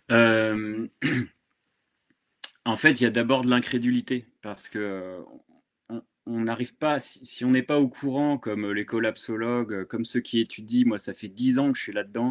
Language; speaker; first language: French; native; French